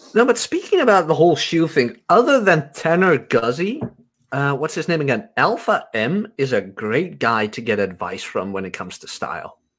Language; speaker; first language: English; non-native, fluent; Dutch